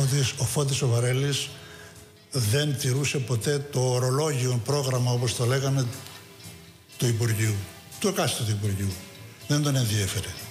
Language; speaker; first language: Greek; native; Greek